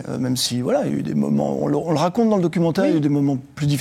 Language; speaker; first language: French; native; French